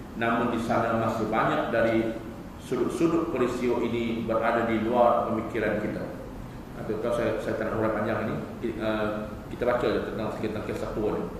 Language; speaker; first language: Malay; native; Malay